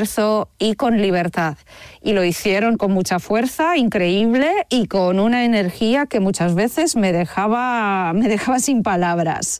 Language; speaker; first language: Spanish; non-native, fluent; Polish